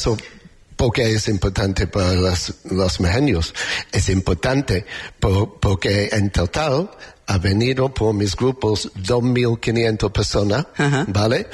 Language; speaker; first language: Spanish; non-native, learner; English